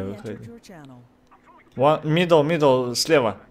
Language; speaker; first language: Russian; native; Russian